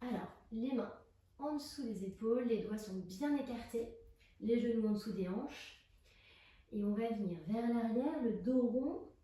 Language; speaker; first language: French; native; French